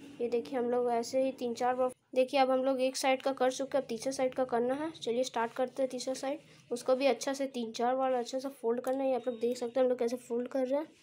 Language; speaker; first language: Hindi; native; Hindi